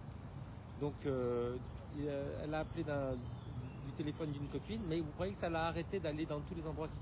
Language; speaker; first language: French; native; French